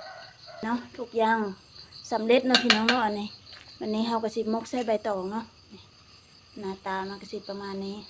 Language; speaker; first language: Thai; non-native, local second language; Lao